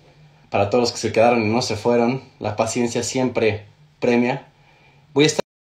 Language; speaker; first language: Spanish; native; Spanish